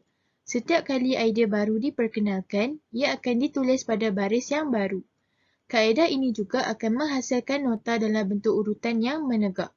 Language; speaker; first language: Malay; native; Malay